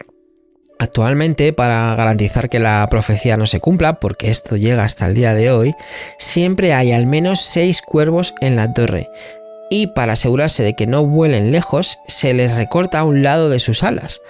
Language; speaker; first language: Spanish; native; Spanish